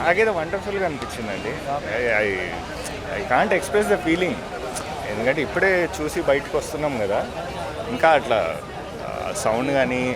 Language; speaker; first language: Telugu; native; Telugu